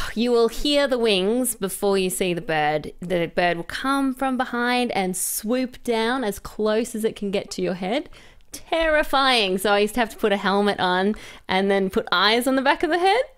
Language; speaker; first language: English; native; English